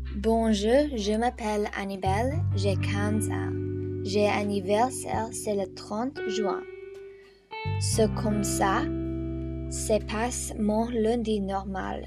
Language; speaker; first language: French; non-native, learner; English